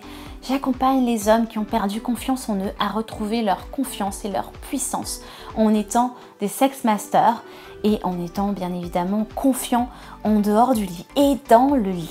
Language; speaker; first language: French; native; French